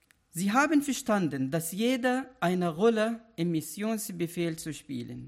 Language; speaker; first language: German; non-native, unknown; Arabic